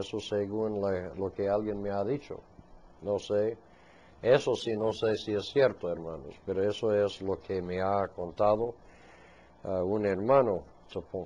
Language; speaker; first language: Spanish; non-native, fluent; English